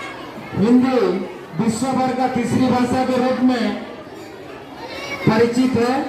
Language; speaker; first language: Hindi; non-native, local second language; Odia